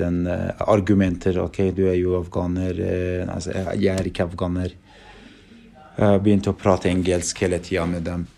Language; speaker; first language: Norwegian; non-native, fluent; Persian